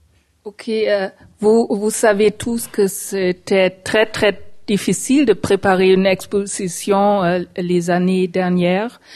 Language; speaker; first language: French; non-native, fluent; German